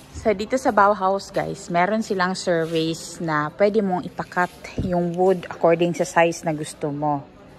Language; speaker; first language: Filipino; non-native, local second language; Cebuano